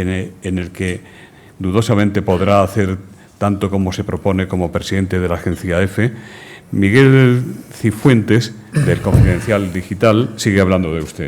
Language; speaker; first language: Spanish; native; Spanish